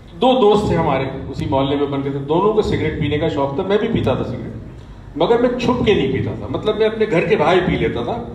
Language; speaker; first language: Urdu; native; Urdu